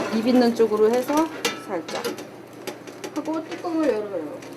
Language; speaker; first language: Korean; native; Korean